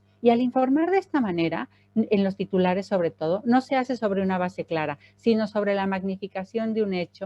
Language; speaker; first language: Spanish; native; Spanish